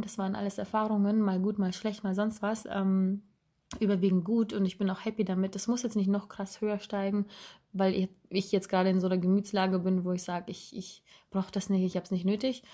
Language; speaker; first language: German; native; German